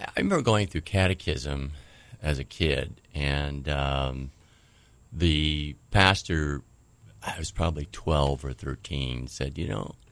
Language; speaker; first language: English; native; English